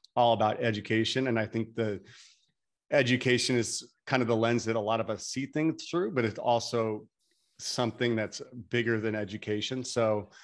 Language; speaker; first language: English; native; English